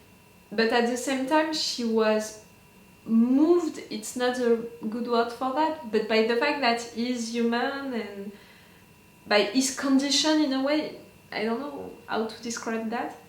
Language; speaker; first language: English; non-native, fluent; French